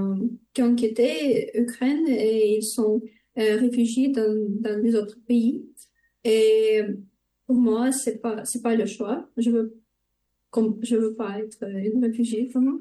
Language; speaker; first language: French; non-native, learner; Ukrainian